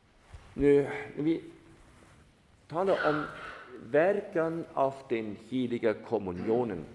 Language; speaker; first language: Swedish; non-native, fluent; German